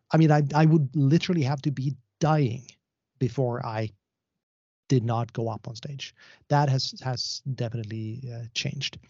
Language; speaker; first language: English; non-native, fluent; Swedish